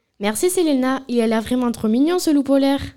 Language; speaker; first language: French; native; French